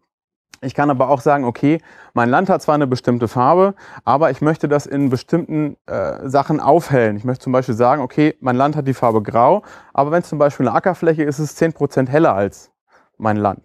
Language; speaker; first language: German; native; German